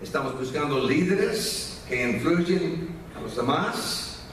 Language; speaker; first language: Spanish; non-native, fluent; English